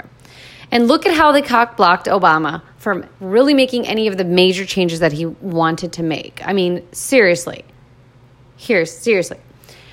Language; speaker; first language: English; native; English